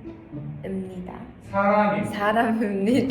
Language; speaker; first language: Korean; non-native, learner; Mongolian